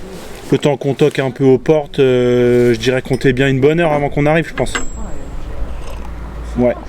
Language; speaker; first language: French; native; French